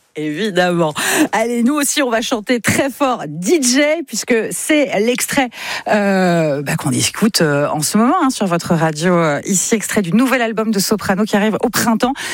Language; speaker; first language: French; native; French